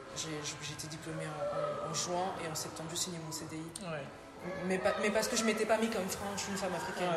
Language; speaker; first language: French; native; French